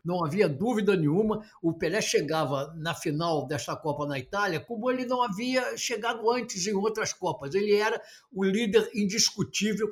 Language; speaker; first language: Portuguese; native; Portuguese